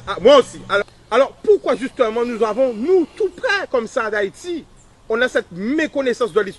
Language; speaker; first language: French; native; French